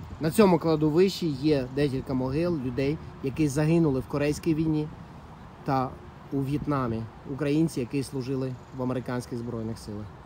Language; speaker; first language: Ukrainian; non-native, local second language; Russian